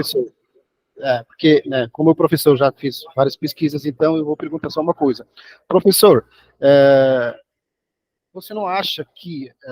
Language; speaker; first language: Portuguese; non-native, fluent; Arabic